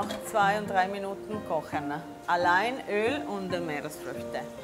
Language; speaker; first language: German; non-native, learner; Italian